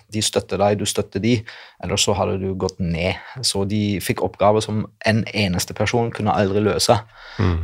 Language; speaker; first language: Norwegian; non-native, fluent; German